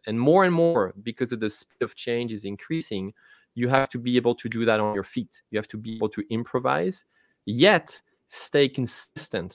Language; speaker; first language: English; non-native, fluent; French